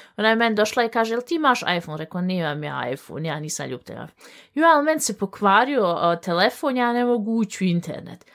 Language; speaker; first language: Bosnian; early bilingual, heritage; Bosnian